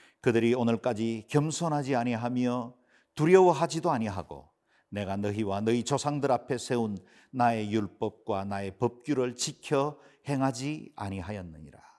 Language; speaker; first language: Korean; native; Korean